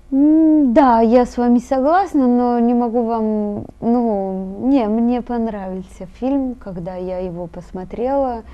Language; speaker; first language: Russian; non-native, fluent; Italian